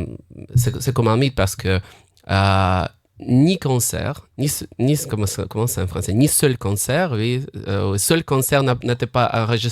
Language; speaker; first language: French; non-native, fluent; Russian